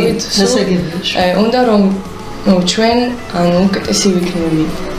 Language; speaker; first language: Georgian; early bilingual, heritage; Hebrew